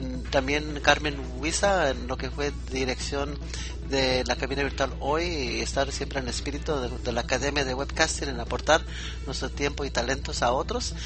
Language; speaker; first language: Spanish; native; Spanish